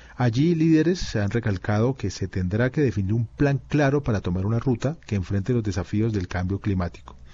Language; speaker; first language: Spanish; native; Spanish